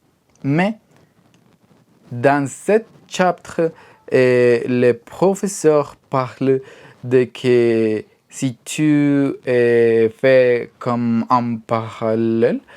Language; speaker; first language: French; non-native, learner; Spanish